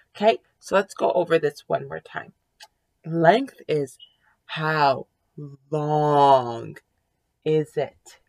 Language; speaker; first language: English; early bilingual, other home language; French